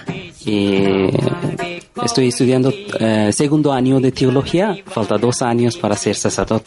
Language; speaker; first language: Spanish; non-native, learner; Bangla